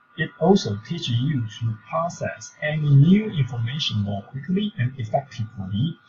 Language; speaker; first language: English; non-native, fluent; Chinese